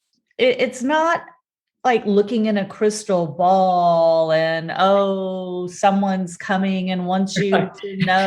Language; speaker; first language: English; native; English